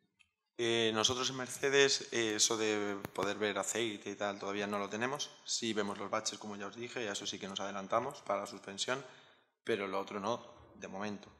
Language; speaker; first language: Spanish; native; Spanish